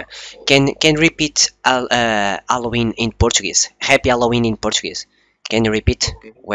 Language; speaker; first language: English; non-native, learner; Portuguese